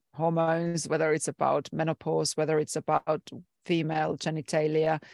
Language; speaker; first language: English; non-native, fluent; Finnish